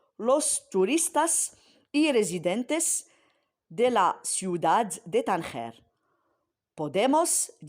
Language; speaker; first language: Spanish; non-native, fluent; Arabic